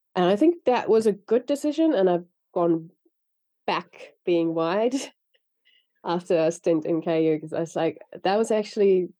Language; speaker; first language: English; non-native, fluent; Finnish